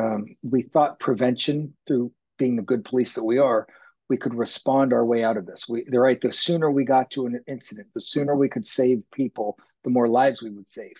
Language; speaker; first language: English; native; English